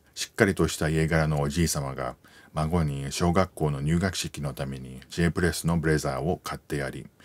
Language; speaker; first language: Japanese; non-native, fluent; English